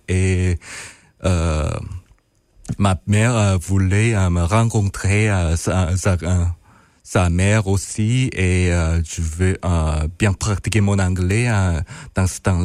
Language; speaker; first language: French; non-native, fluent; Korean